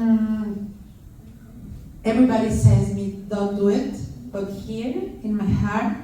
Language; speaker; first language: English; non-native, learner; Spanish